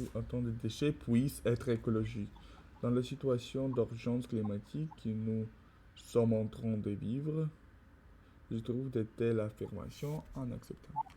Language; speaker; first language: French; non-native, learner; Russian